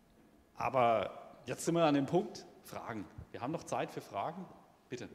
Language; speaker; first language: German; native; German